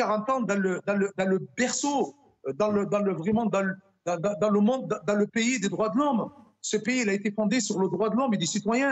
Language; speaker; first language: French; non-native, local second language; Arabic